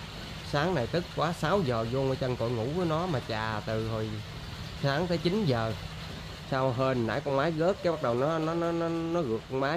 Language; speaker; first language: Vietnamese; native; Vietnamese